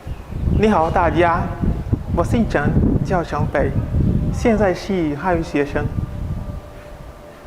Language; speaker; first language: Chinese; non-native, learner; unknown